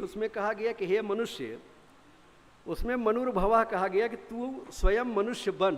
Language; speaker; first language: Hindi; native; Hindi